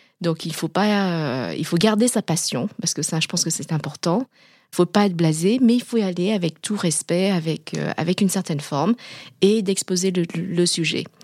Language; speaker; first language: French; early bilingual, other home language; Vietnamese